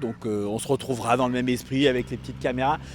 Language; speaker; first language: French; native; French